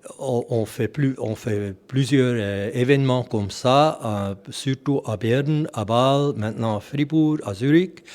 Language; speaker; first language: French; non-native, local second language; German